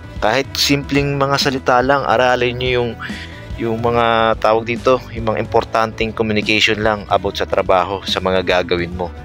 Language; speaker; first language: Filipino; native; Filipino